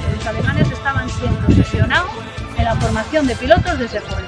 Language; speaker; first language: Spanish; native; Spanish